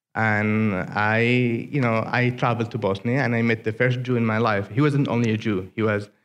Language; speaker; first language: English; non-native, fluent; Arabic